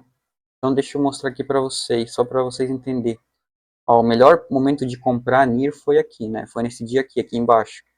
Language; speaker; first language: Portuguese; native; Portuguese